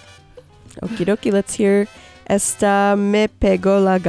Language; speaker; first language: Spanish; early bilingual, heritage; Spanish